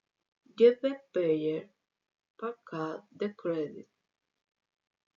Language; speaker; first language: French; non-native, learner; Spanish